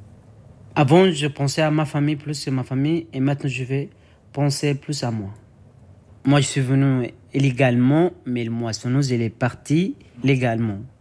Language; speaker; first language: French; non-native, learner; Arabic